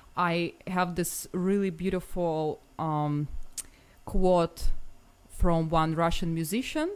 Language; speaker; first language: English; non-native, fluent; Russian